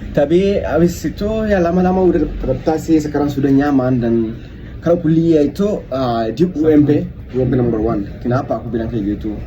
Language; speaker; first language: Indonesian; non-native, fluent; Arabic